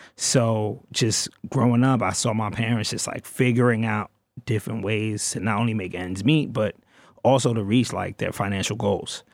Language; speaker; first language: English; native; English